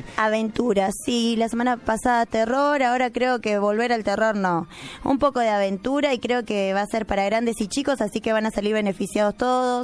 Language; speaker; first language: Spanish; native; Spanish